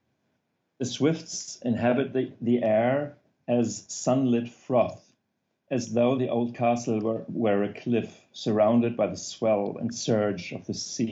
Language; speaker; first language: English; non-native, fluent; German